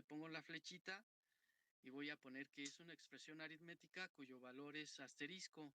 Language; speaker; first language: Spanish; native; Spanish